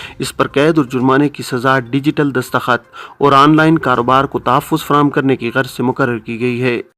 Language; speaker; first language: Urdu; native; Urdu